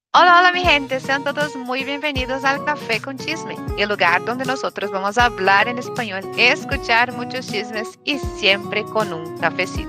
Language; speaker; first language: Spanish; non-native, fluent; Portuguese